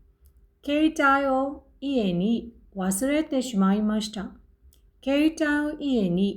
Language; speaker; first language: Japanese; non-native, fluent; Burmese